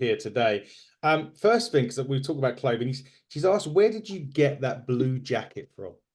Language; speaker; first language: English; native; English